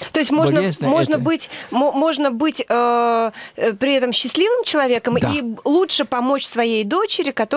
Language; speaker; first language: Russian; native; Russian